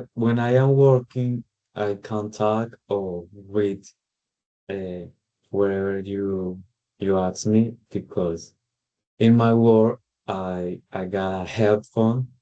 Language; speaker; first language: English; non-native, learner; Spanish